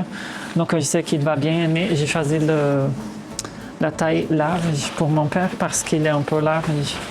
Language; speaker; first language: French; non-native, fluent; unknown